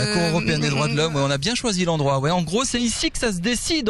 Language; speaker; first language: French; native; French